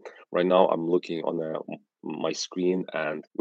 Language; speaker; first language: English; non-native, fluent; Ukrainian